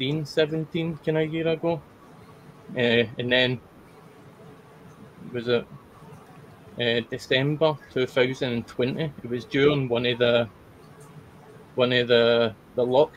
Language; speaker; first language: English; native; English